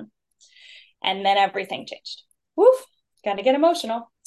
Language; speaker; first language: English; native; English